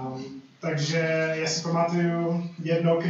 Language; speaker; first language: Czech; non-native, fluent; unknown